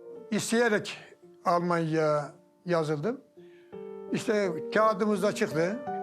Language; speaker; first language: Turkish; native; Turkish